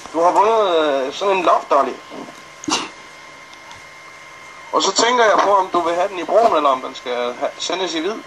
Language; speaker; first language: Danish; native; Danish